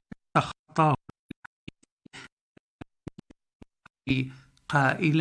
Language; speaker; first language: Arabic; native; Arabic